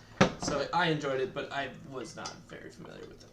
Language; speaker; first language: English; native; English